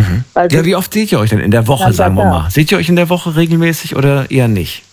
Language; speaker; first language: German; native; German